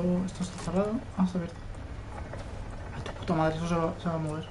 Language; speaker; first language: Spanish; native; Spanish